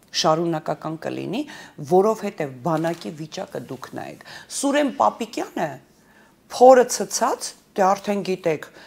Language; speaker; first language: Armenian; early bilingual, heritage; Armenian